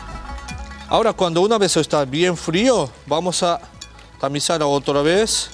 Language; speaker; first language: Spanish; non-native, learner; Japanese